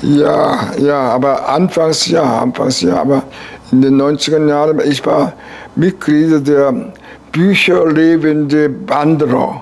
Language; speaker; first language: German; non-native, fluent; Korean